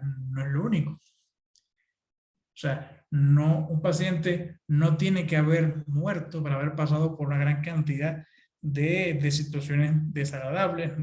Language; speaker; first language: Spanish; native; Spanish